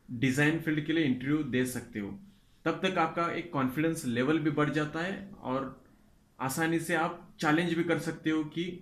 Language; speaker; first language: Hindi; non-native, local second language; Kannada